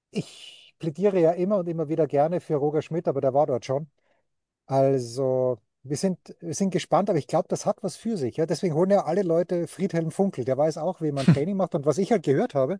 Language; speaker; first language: German; native; German